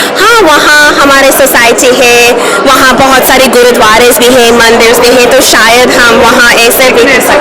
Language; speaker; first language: Hindi; non-native, local second language; Punjabi